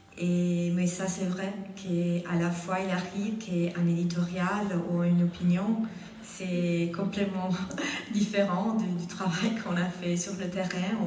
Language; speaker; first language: French; non-native, fluent; Italian